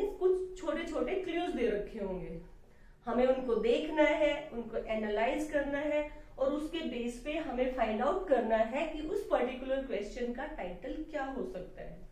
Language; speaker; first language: Hindi; native; Hindi